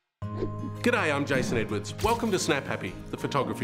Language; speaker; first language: English; native; English